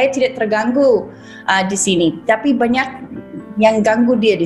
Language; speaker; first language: Indonesian; non-native, fluent; English